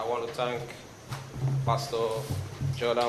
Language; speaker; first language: English; non-native, local second language; Igbo